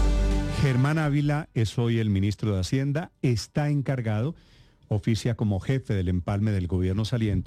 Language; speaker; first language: Spanish; native; Spanish